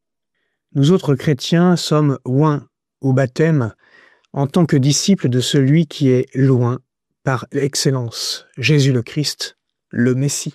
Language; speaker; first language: French; native; French